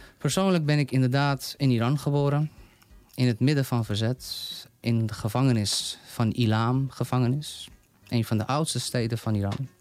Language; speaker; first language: Dutch; non-native, fluent; Persian